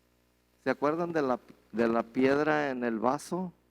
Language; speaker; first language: Spanish; native; Spanish